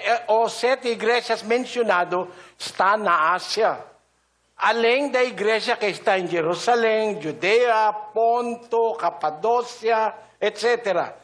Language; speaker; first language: Portuguese; non-native, learner; Filipino